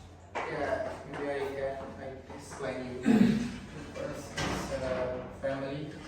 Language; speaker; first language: English; non-native, learner; Indonesian